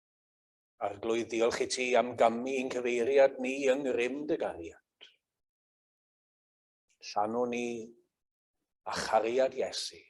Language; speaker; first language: Welsh; native; Welsh